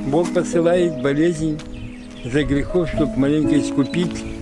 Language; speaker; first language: Russian; non-native, local second language; Ukrainian